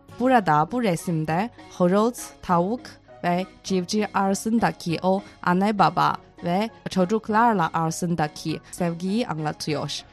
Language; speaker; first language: Turkish; non-native, fluent; Chinese